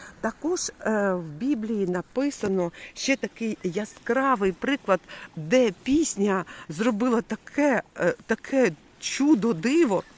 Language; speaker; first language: Ukrainian; non-native, local second language; Russian